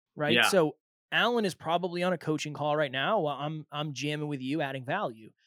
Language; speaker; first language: English; native; English